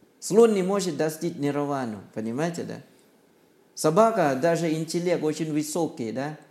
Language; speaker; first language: Russian; non-native, learner; Thai